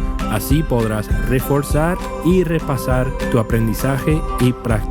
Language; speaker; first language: Spanish; non-native, fluent; English